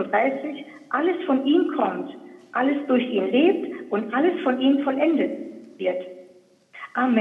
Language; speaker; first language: German; native; German